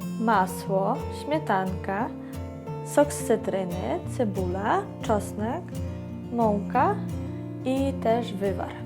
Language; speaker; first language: Polish; non-native, fluent; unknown